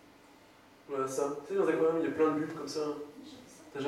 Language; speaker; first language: French; native; French